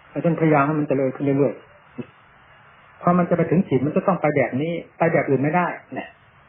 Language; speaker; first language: Thai; native; Thai